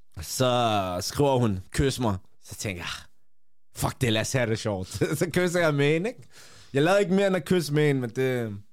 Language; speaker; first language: Danish; early bilingual, other home language; Kurdish